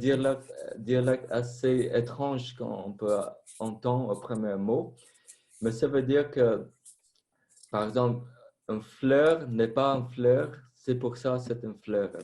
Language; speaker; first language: French; non-native, fluent; Vietnamese